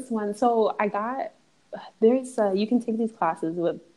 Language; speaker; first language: English; native; English